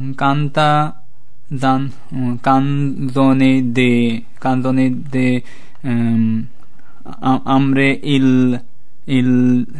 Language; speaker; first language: Italian; non-native, learner; Bangla